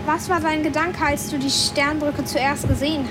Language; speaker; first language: German; native; German